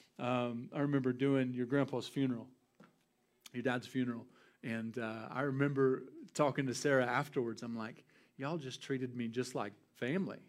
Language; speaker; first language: English; native; English